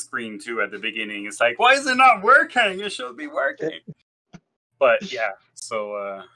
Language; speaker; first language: English; non-native, fluent; French